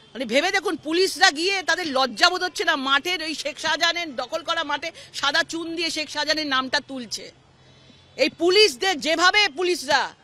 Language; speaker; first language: Bangla; native; Bangla